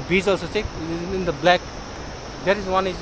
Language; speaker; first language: English; non-native, learner; Nepali